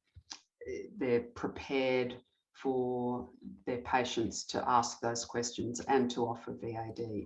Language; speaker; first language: English; native; English